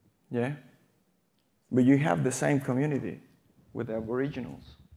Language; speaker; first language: English; non-native, fluent; Spanish